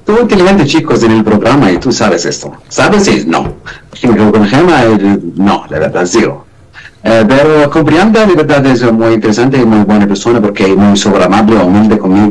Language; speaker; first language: Spanish; non-native, learner; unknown